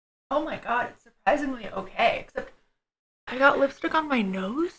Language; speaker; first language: English; native; English